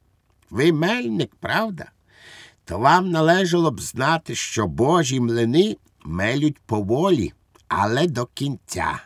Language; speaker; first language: Ukrainian; native; Ukrainian